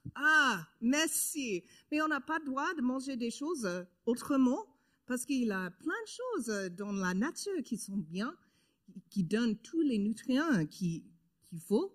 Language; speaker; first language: French; non-native, learner; English